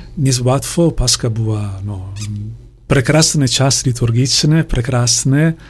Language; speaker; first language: Ukrainian; non-native, learner; Italian